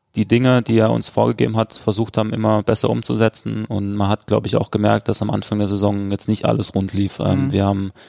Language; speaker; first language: German; native; German